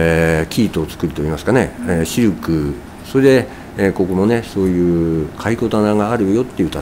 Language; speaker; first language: Japanese; native; Japanese